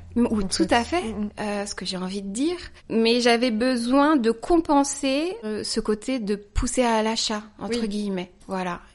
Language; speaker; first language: French; native; French